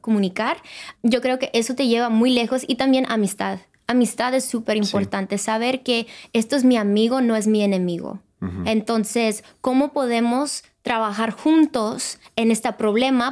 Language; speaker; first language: Spanish; early bilingual, other home language; English